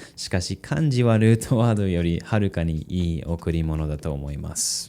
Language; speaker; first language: Japanese; non-native, fluent; English